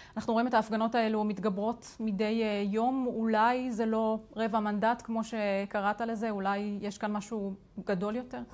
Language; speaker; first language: Hebrew; native; Hebrew